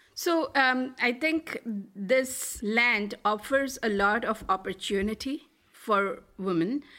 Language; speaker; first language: English; non-native, local second language; Hindi